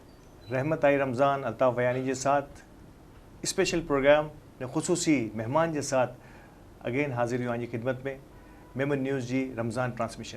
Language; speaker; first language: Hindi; non-native, local second language; Memoni